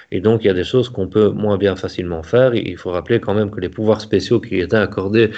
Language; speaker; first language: French; native; French